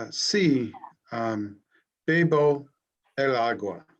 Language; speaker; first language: Spanish; non-native, learner; English